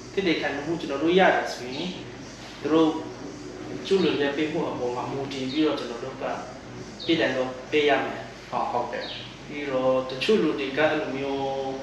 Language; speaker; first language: Burmese; non-native, local second language; Hakha Chin